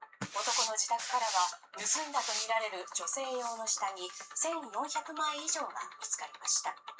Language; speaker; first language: Japanese; native; Japanese